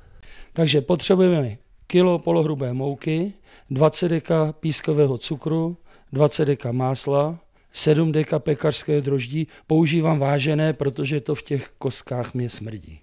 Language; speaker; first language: Czech; native; Czech